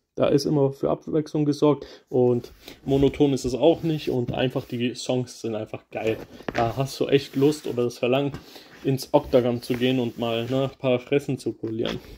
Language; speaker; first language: German; early bilingual, other home language; Kurdish